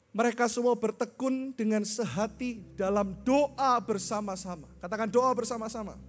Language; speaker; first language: Indonesian; native; Indonesian